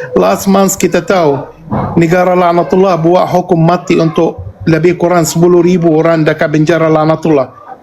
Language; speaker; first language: Malay; non-native, fluent; Arabic